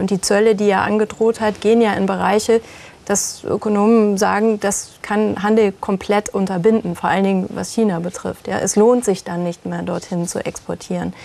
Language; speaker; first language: German; native; German